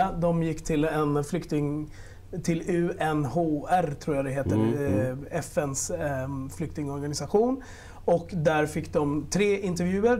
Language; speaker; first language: Swedish; early bilingual, other home language; Spanish